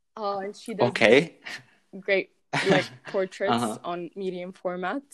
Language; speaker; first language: English; non-native, fluent; Arabic